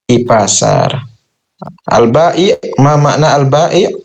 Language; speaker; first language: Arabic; non-native, fluent; Indonesian